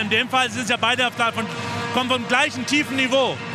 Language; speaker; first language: German; native; German